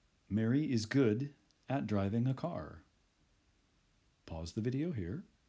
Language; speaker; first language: English; native; English